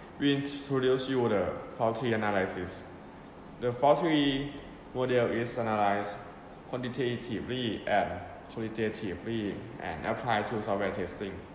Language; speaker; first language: English; non-native, learner; Thai